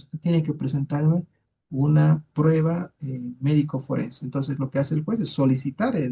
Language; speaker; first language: Spanish; native; Spanish